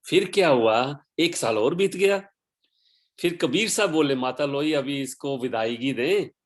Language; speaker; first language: Hindi; non-native, local second language; Punjabi